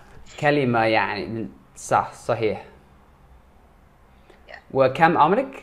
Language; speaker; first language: Arabic; non-native, learner; English